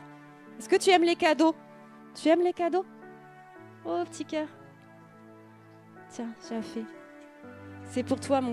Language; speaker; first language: French; native; French